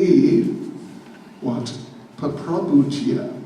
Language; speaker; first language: Russian; non-native, learner; English